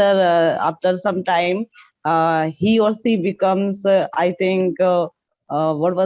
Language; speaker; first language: English; non-native, learner; Hindi